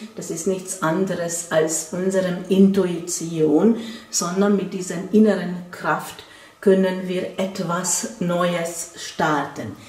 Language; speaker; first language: German; non-native, fluent; Hungarian